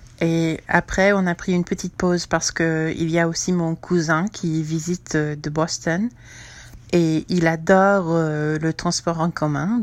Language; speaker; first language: French; non-native, fluent; English